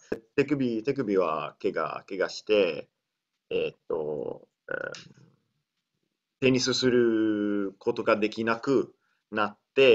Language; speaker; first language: Japanese; non-native, learner; Italian